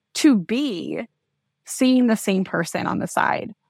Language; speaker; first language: English; native; English